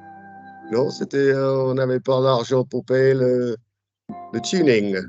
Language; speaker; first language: French; non-native, fluent; English